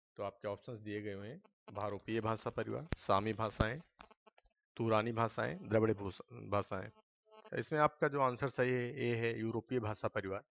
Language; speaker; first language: Hindi; native; Hindi